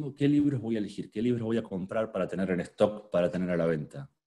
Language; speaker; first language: Spanish; native; Spanish